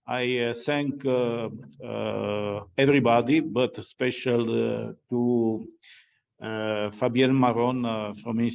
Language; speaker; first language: English; non-native, fluent; Romanian